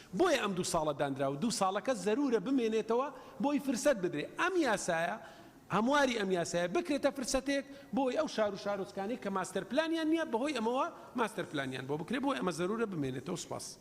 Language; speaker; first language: Central Kurdish; native; Central Kurdish